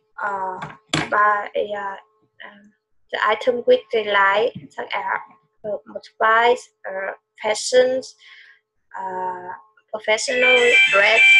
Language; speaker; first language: English; non-native, learner; Vietnamese